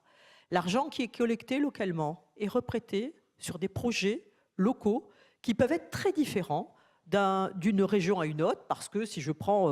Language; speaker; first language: French; native; French